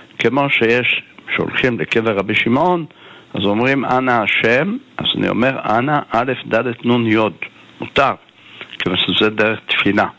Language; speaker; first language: Hebrew; native; Hebrew